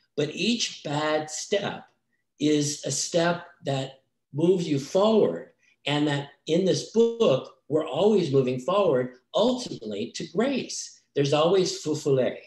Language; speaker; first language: English; native; English